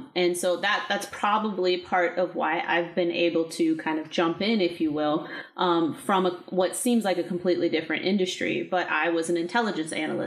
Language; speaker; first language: English; native; English